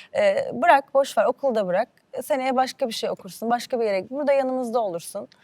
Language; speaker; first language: Turkish; early bilingual, heritage; Turkish